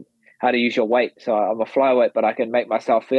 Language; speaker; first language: English; native; English